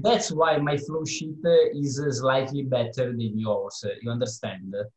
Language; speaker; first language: English; non-native, fluent; Italian